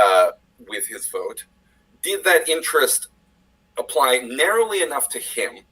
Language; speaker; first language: English; native; English